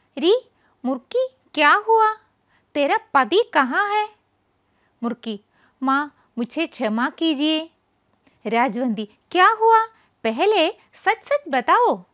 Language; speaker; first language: Hindi; non-native, local second language; Malayalam